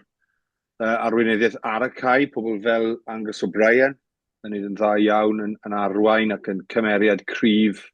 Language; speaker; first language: Welsh; native; Welsh